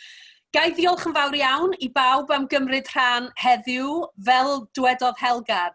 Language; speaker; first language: Welsh; native; Welsh